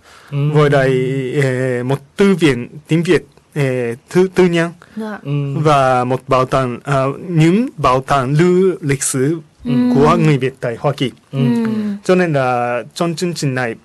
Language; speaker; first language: Vietnamese; non-native, fluent; Japanese